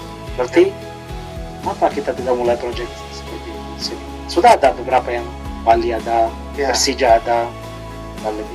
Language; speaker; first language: Indonesian; non-native, learner; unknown